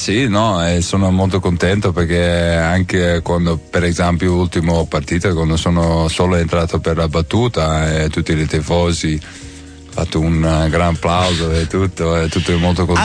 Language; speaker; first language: Italian; non-native, learner; Dutch